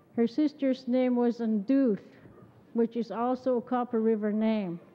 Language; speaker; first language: English; native; English